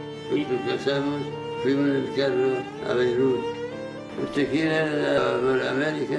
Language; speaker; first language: Spanish; non-native, learner; Arabic